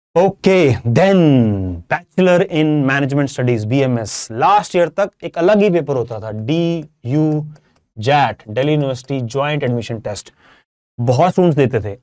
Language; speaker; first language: Hindi; non-native, local second language; Punjabi